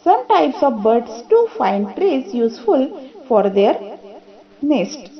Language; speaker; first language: English; non-native, local second language; Marathi